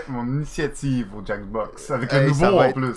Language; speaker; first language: French; native; French